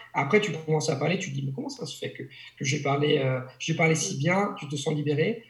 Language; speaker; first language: French; non-native, fluent; Italian